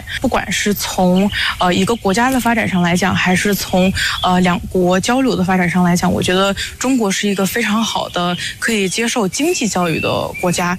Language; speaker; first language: Chinese; non-native, fluent; Russian